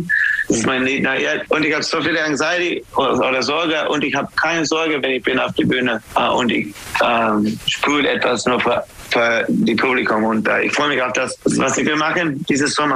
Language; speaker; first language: German; non-native, fluent; English